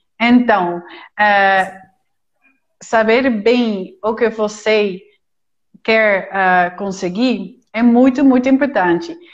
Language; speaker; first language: Portuguese; non-native, fluent; Dutch